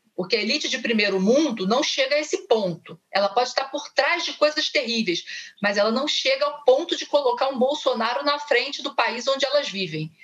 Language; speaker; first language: Portuguese; native; Portuguese